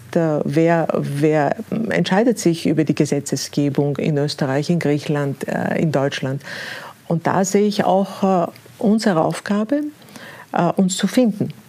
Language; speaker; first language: German; non-native, fluent; Greek